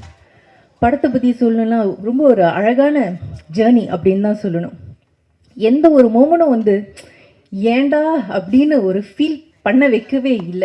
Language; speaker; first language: Tamil; native; Tamil